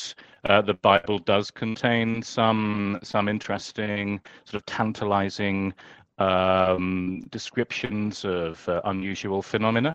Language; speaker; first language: English; native; English